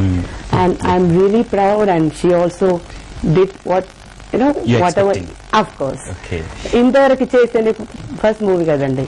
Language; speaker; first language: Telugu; non-native, fluent; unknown